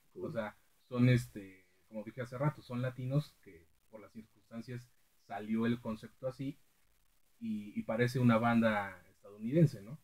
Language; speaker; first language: Spanish; native; Spanish